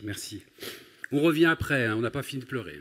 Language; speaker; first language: French; native; French